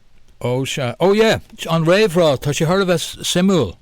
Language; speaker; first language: Irish; non-native, local second language; English